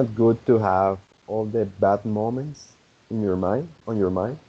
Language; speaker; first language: English; non-native, fluent; Spanish